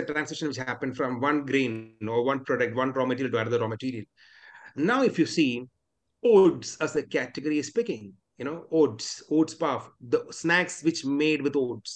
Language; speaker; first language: English; non-native, local second language; Malayalam